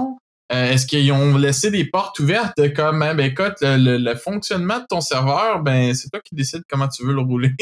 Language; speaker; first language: French; native; French